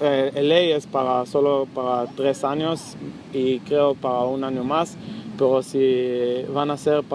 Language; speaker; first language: Spanish; non-native, learner; Hebrew